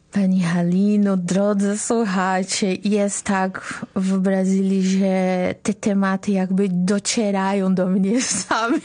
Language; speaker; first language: Polish; non-native, fluent; Portuguese